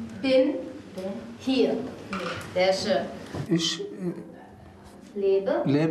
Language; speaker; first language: German; non-native, learner; Arabic